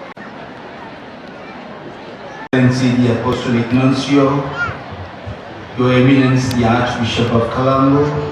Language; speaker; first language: English; non-native, local second language; Tamil